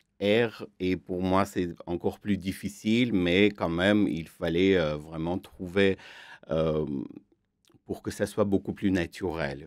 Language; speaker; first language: French; non-native, fluent; Armenian